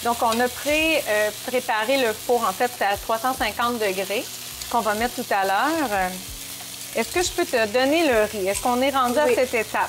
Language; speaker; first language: French; native; French